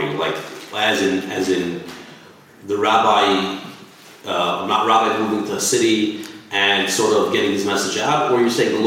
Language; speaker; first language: English; native; English